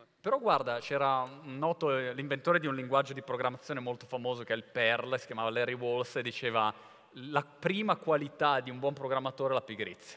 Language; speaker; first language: Italian; native; Italian